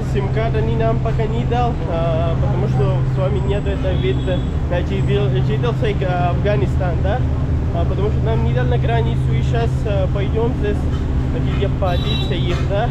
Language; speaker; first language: Russian; non-native, learner; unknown